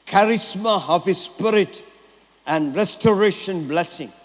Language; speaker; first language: English; non-native, local second language; Tamil